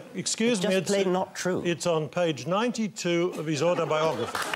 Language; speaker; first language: English; native; English